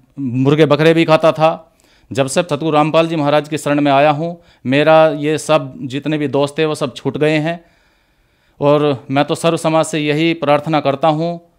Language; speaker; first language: Hindi; native; Hindi